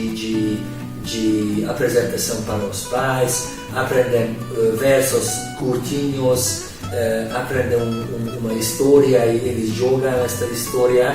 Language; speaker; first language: Portuguese; non-native, learner; Hungarian